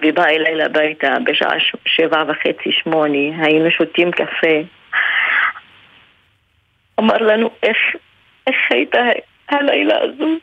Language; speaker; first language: Hebrew; non-native, local second language; Arabic